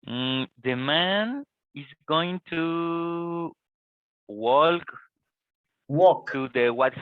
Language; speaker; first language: English; non-native, learner; Spanish